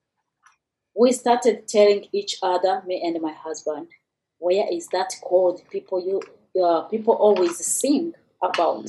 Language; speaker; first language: English; non-native, local second language; Kinyarwanda